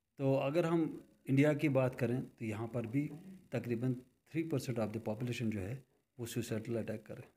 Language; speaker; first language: Hindi; non-native, local second language; Kashmiri